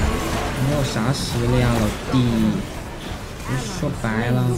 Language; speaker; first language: Chinese; native; Chinese